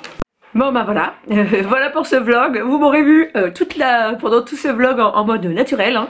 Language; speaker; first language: French; native; French